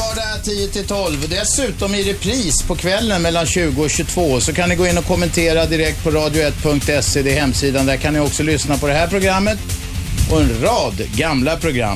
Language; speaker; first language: Swedish; native; Swedish